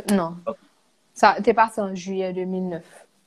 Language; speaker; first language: French; non-native, local second language; Haitian Creole